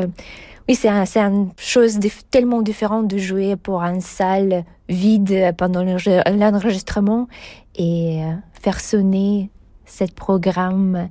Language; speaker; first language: French; non-native, fluent; Russian